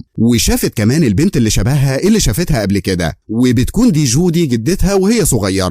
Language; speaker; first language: Arabic; native; Arabic